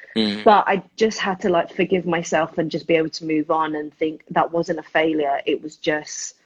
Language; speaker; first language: English; early bilingual, other home language; Spanish